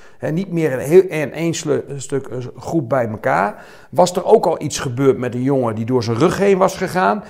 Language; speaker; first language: Dutch; native; Dutch